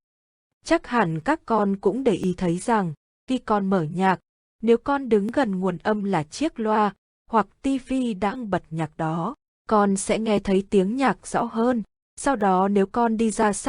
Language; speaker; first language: Vietnamese; native; Vietnamese